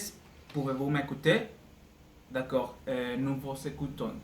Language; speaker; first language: French; non-native, learner; Spanish